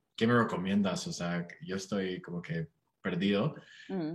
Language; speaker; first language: Spanish; non-native, fluent; English